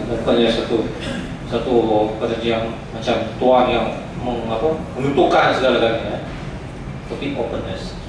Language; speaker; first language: Malay; non-native, local second language; Central Dusun